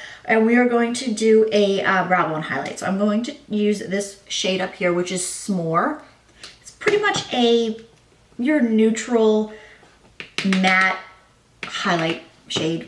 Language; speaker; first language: English; native; English